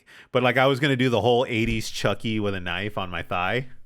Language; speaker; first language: English; native; English